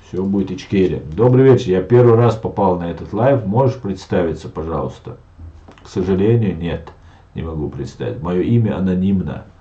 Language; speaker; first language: Russian; non-native, local second language; Chechen